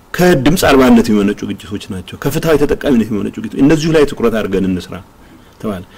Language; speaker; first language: Amharic; non-native, local second language; Tigrinya